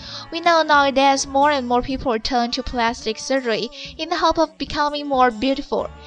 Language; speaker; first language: English; non-native, fluent; Chinese